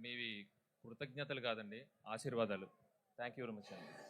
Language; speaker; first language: Telugu; native; Telugu